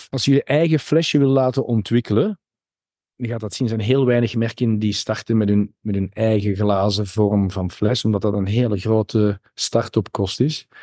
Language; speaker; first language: Dutch; native; Dutch